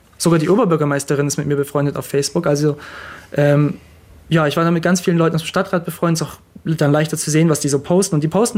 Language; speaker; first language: German; native; German